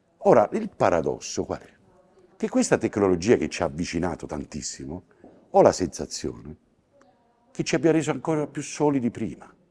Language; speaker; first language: Italian; native; Italian